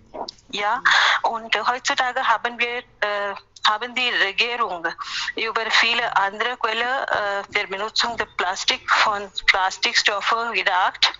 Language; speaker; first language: German; non-native, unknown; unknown